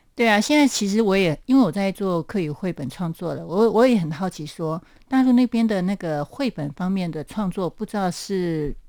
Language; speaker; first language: Chinese; non-native, local second language; Hakka Chinese